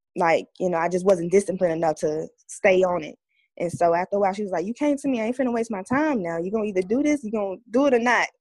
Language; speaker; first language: English; native; English